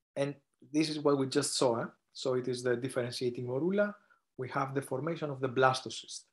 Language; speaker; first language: English; non-native, fluent; Greek